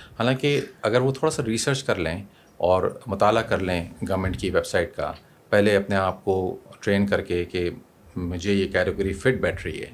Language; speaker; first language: Urdu; native; Urdu